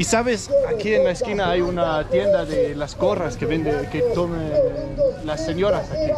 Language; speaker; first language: Spanish; non-native, learner; Danish